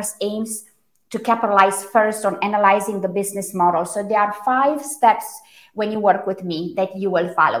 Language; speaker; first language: English; non-native, fluent; Romanian